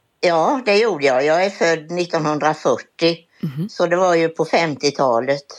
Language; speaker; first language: Swedish; native; Swedish